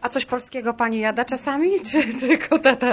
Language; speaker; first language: Polish; native; Polish